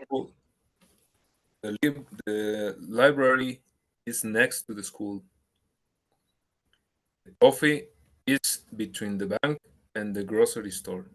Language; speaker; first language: English; non-native, learner; Spanish